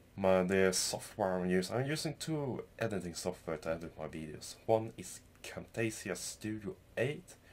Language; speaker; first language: English; non-native, fluent; Swedish